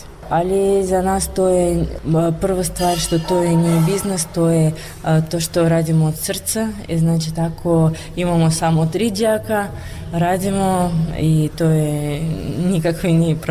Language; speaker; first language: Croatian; non-native, learner; Russian